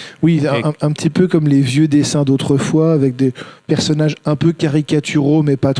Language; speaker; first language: French; native; French